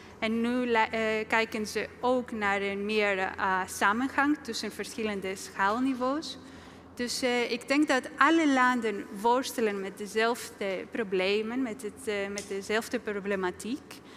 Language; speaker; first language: Dutch; non-native, fluent; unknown